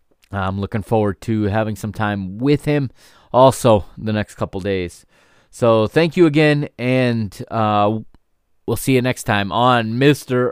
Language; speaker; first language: English; native; English